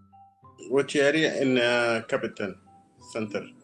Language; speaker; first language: English; non-native, learner; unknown